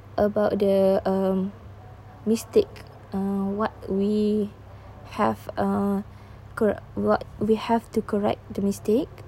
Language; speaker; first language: English; non-native, learner; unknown